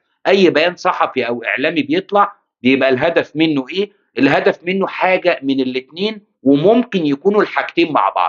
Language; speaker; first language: Arabic; native; Arabic